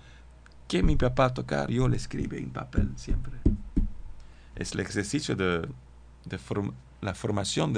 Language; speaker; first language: Spanish; non-native, learner; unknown